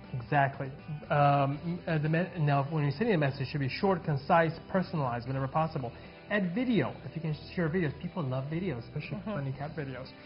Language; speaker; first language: English; native; English